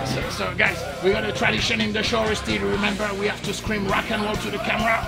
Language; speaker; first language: English; non-native, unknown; French